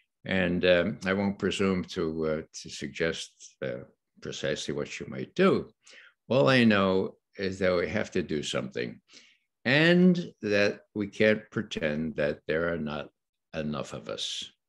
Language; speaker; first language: English; native; English